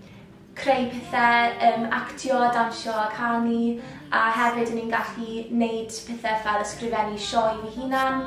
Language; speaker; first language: Welsh; native; Welsh